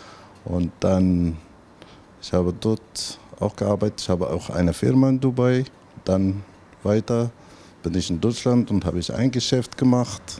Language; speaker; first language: German; non-native, learner; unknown